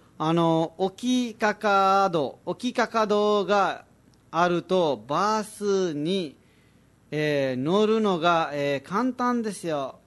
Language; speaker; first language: Japanese; non-native, fluent; Nepali